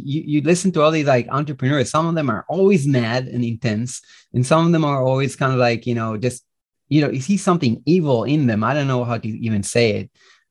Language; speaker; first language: English; non-native, fluent; Hebrew